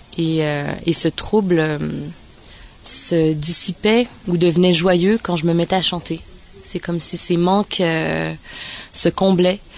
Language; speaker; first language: French; native; French